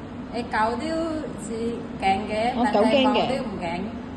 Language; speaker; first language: Cantonese; non-native, learner; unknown